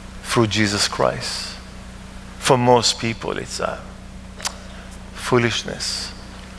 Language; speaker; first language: English; non-native, fluent; Hebrew